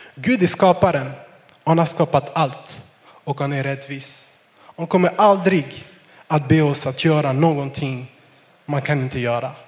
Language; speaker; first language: Swedish; non-native, fluent; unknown